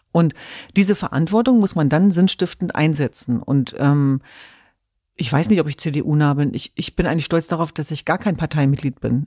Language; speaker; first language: German; early bilingual, other home language; Kurdish